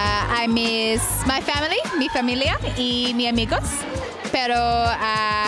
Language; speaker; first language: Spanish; non-native, learner; English